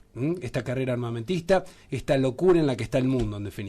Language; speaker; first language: Spanish; native; Spanish